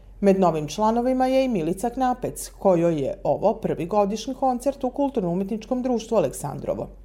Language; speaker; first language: Serbian; native; Serbian